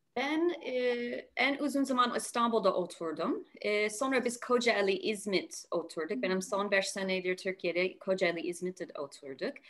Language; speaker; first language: Turkish; non-native, learner; English